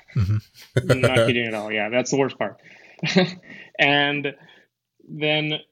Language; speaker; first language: English; non-native, fluent; Spanish